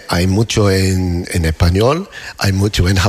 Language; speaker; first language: Spanish; non-native, learner; English